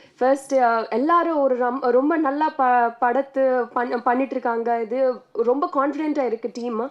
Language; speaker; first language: Tamil; non-native, learner; Telugu